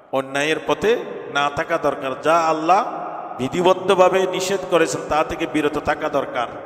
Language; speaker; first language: Bangla; native; Bangla